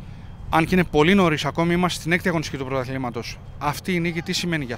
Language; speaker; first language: Greek; native; Greek